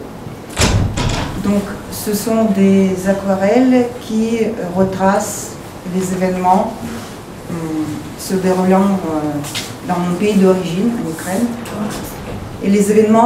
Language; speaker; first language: French; non-native, fluent; Ukrainian